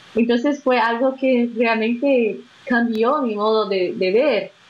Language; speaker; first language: Spanish; non-native, fluent; Portuguese